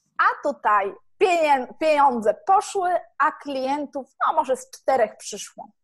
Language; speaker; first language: Polish; native; Polish